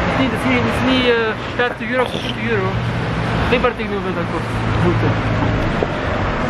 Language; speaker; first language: Dutch; non-native, local second language; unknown